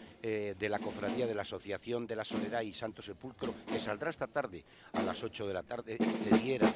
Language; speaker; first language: Spanish; native; Spanish